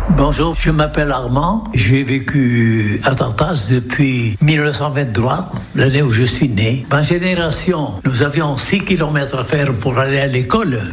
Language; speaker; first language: French; non-native, local second language; Occitan